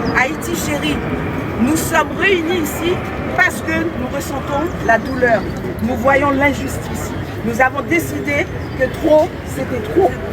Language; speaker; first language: French; non-native, local second language; Haitian Creole